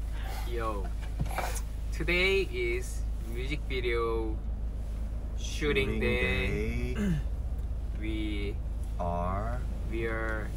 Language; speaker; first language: English; non-native, learner; Korean